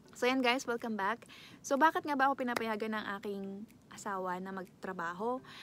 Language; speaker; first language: Filipino; native; Filipino